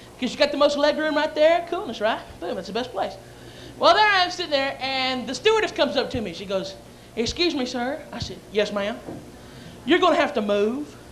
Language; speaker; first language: English; native; English